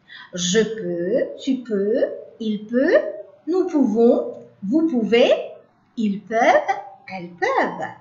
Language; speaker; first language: French; non-native, learner; Uzbek